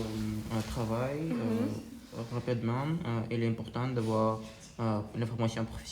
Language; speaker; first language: French; non-native, learner; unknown